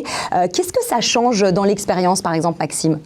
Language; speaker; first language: French; native; French